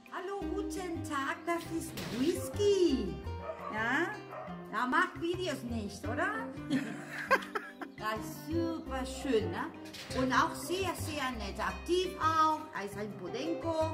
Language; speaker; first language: German; non-native, learner; Spanish